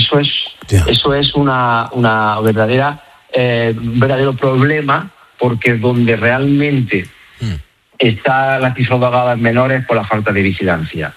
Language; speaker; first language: Spanish; native; Spanish